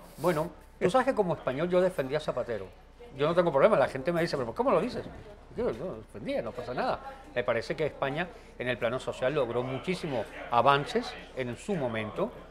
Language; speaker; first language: Spanish; native; Spanish